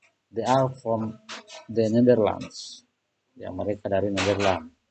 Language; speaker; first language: English; non-native, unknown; Indonesian